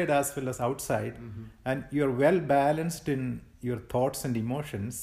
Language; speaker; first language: English; non-native, local second language; Malayalam